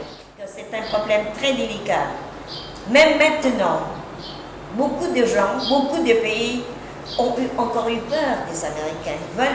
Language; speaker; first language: French; non-native, fluent; Vietnamese